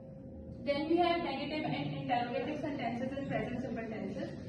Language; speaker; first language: English; non-native, learner; Urdu